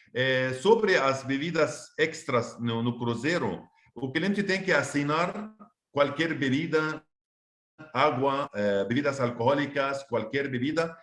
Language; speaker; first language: Portuguese; non-native, fluent; Arabic